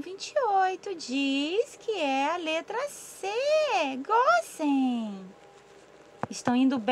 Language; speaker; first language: Portuguese; native; Portuguese